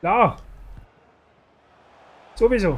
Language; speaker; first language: German; native; German